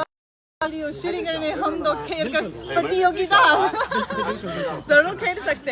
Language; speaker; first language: Hindi; non-native, fluent; Chinese